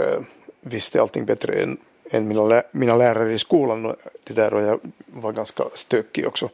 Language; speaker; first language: Swedish; non-native, local second language; Finnish